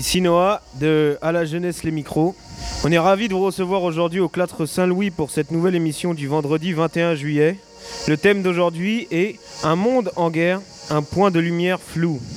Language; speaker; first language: French; native; French